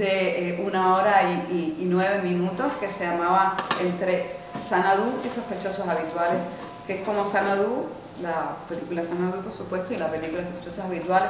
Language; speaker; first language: Spanish; native; Spanish